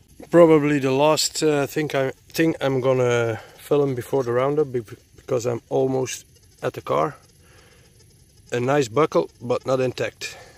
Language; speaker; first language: English; non-native, fluent; Dutch